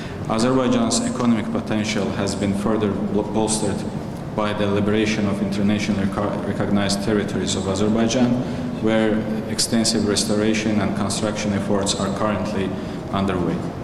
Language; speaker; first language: English; non-native, fluent; Azerbaijani